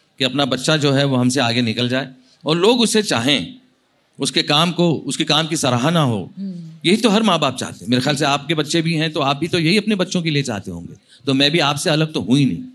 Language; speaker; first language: Hindi; non-native, local second language; Marathi